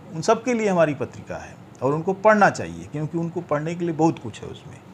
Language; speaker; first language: Hindi; native; Hindi